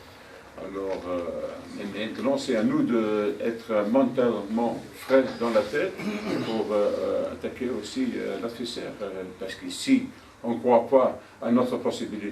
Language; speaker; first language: French; non-native, fluent; Dutch